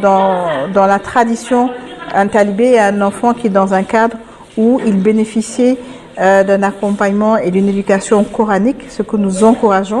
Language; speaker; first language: French; non-native, local second language; Wolof